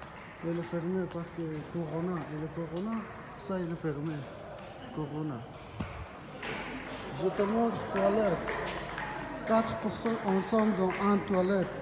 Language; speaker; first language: French; non-native, learner; Persian